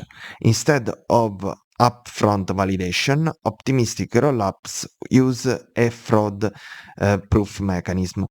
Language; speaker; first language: English; non-native, fluent; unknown